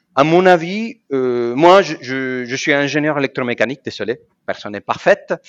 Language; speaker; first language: French; non-native, fluent; Spanish